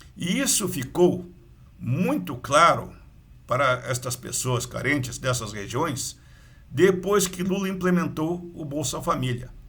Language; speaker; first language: Portuguese; native; Portuguese